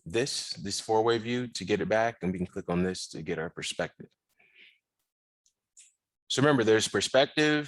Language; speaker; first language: English; native; English